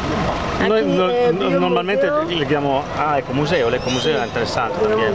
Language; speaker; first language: Spanish; non-native, learner; Italian